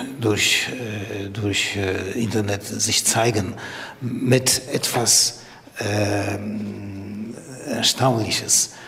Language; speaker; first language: German; non-native, learner; Polish